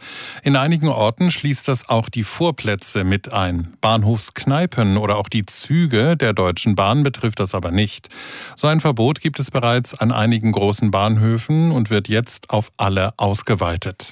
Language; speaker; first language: German; native; German